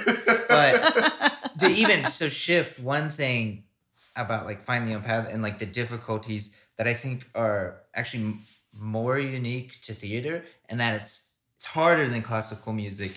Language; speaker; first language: English; native; English